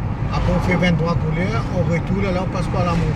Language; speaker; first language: French; non-native, local second language; Morisyen